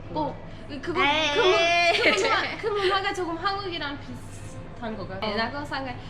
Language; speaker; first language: Korean; non-native, fluent; Turkish